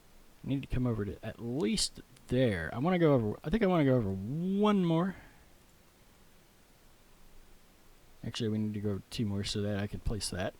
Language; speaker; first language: English; native; English